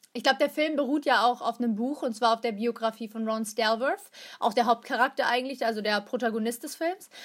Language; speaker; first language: German; early bilingual, other home language; Turkish